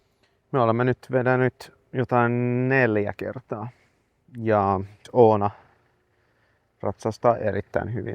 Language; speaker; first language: Finnish; non-native, fluent; Swedish